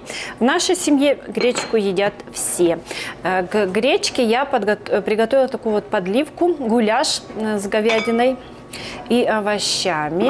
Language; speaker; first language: Russian; native; Russian